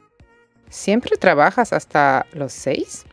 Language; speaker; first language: Spanish; non-native, fluent; Polish